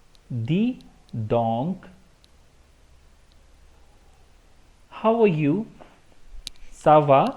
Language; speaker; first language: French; non-native, fluent; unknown